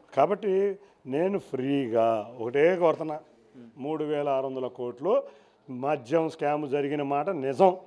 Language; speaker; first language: Telugu; native; Telugu